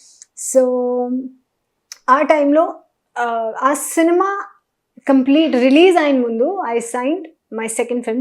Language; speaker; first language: Telugu; non-native, learner; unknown